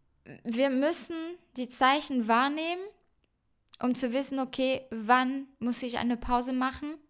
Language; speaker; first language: German; non-native, fluent; French